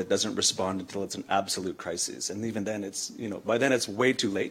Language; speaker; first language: English; native; English